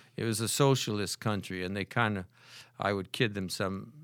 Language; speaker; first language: English; native; English